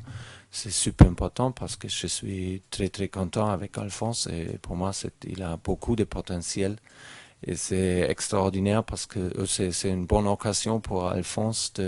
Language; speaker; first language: French; non-native, learner; German